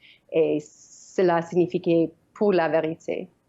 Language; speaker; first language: French; non-native, learner; Ukrainian